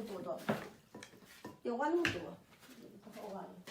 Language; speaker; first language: Chinese; native; Chinese